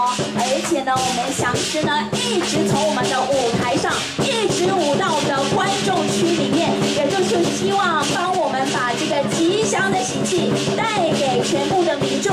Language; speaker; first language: Chinese; native; Chinese